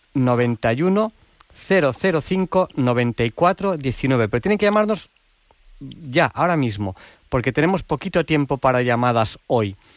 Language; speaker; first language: Spanish; native; Spanish